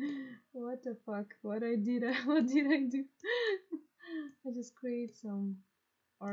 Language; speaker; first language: English; non-native, learner; Russian